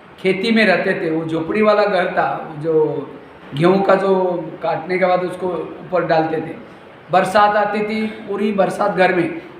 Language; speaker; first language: Hindi; non-native, local second language; Marathi